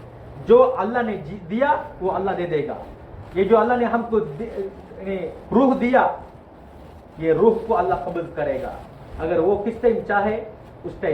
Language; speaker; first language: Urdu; non-native, fluent; Tamil